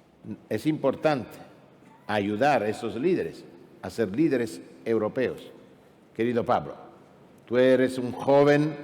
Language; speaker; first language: Spanish; non-native, fluent; Italian